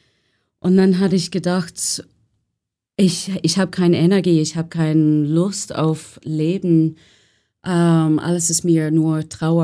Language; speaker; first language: German; non-native, learner; English